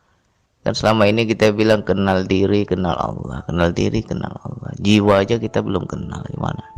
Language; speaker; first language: Indonesian; native; Indonesian